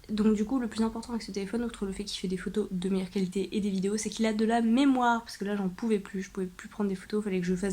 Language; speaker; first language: French; native; French